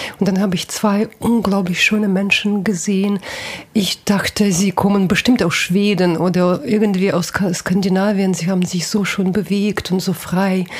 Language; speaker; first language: German; non-native, fluent; Russian